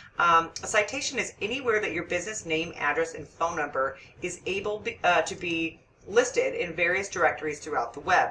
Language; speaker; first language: English; native; English